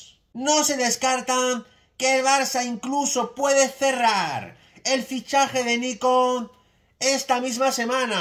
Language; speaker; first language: Spanish; native; Spanish